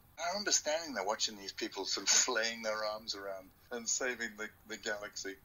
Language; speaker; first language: English; native; English